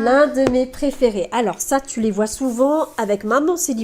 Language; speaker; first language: French; native; French